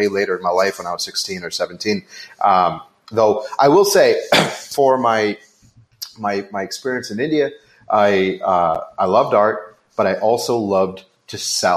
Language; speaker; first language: English; non-native, local second language; Hindi